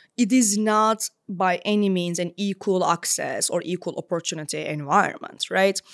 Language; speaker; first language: English; non-native, fluent; Turkish